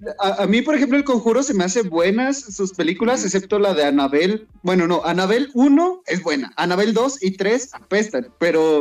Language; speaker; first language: Spanish; native; Spanish